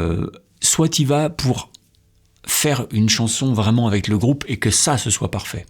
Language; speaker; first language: French; native; French